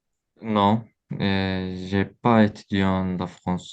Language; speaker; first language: French; non-native, learner; Azerbaijani